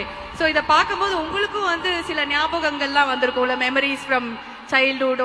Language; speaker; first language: Tamil; native; Tamil